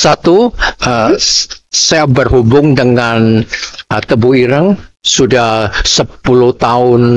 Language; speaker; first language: Indonesian; non-native, learner; Cantonese